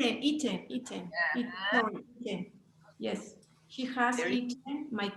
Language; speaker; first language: English; non-native, learner; Spanish